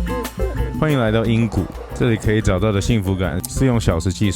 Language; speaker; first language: Chinese; native; Chinese